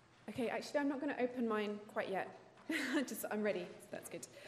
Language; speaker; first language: English; native; English